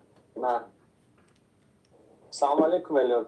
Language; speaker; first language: Russian; non-native, local second language; Tajik